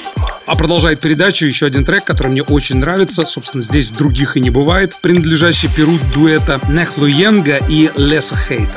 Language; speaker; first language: Russian; native; Russian